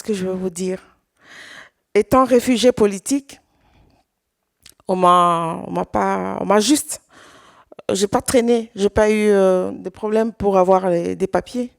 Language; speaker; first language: French; non-native, local second language; Swahili